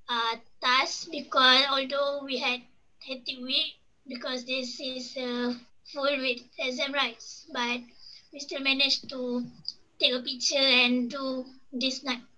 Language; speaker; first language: English; non-native, local second language; Malay